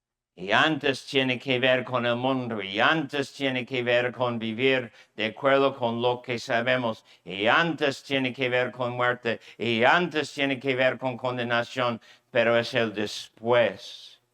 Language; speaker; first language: Spanish; non-native, fluent; English